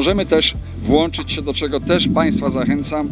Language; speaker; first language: Polish; native; Polish